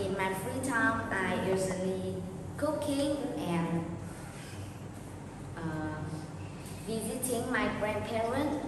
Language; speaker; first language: English; non-native, learner; Vietnamese